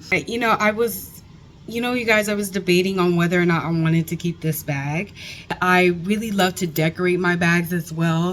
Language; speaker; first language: English; native; English